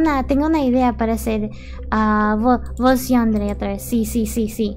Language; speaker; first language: Spanish; early bilingual, heritage; Spanish